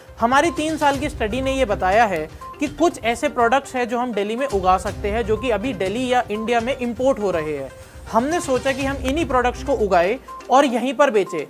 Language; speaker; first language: Hindi; native; Hindi